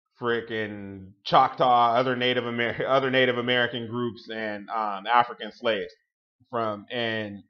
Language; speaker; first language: English; native; English